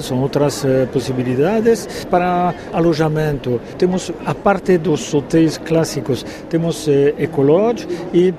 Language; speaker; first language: Portuguese; non-native, fluent; French